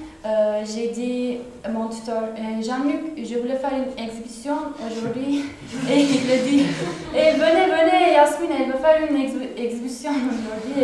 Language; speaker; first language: French; non-native, learner; Japanese